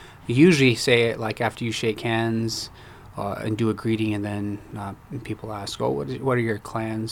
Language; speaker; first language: English; early bilingual, other home language; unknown